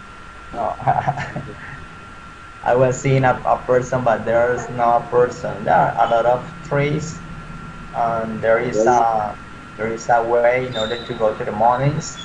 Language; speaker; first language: English; non-native, learner; Spanish